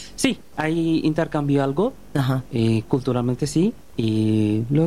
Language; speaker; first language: Spanish; non-native, learner; Bangla